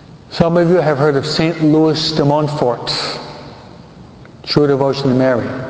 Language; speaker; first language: English; native; English